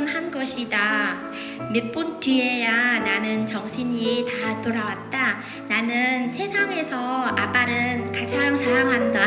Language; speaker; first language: Korean; non-native, learner; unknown